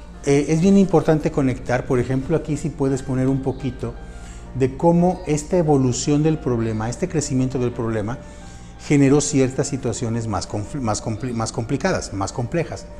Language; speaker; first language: Spanish; native; Spanish